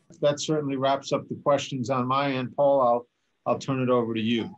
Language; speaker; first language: English; native; English